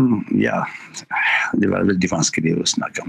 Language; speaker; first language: Norwegian; non-native, learner; Arabic